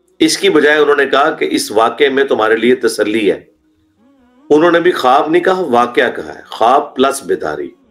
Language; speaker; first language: Urdu; non-native, local second language; Punjabi